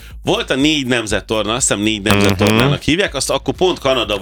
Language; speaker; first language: Hungarian; native; Hungarian